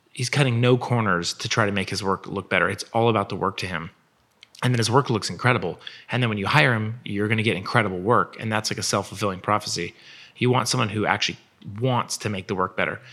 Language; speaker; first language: English; native; English